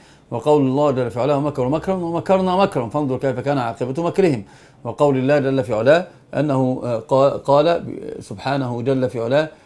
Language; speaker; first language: Arabic; native; Arabic